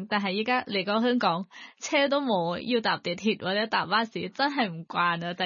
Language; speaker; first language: Cantonese; non-native, fluent; Thai